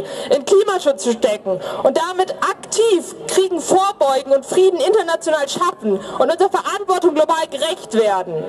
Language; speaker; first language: German; native; German